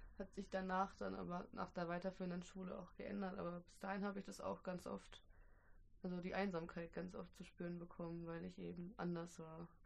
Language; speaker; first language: German; early bilingual, other home language; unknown